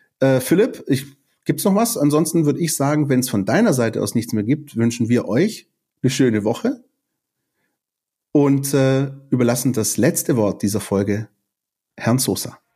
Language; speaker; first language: German; native; German